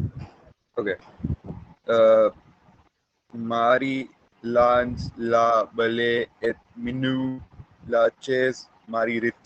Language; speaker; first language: French; non-native, learner; Hindi